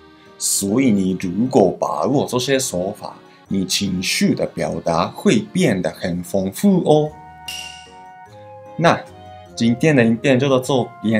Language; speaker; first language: Chinese; non-native, fluent; Japanese